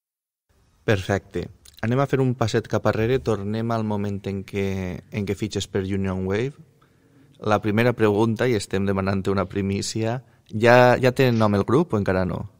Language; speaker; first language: Catalan; native; Catalan